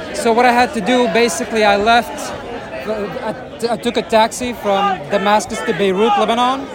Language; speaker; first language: English; non-native, fluent; Arabic